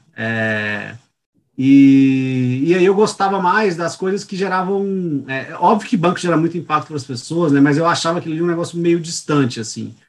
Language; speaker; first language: Portuguese; native; Portuguese